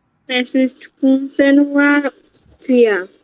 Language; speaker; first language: German; non-native, learner; Bangla